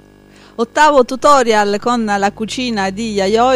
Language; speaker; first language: Italian; native; Italian